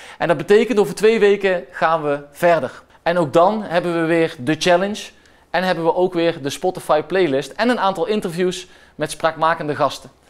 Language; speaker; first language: Dutch; native; Dutch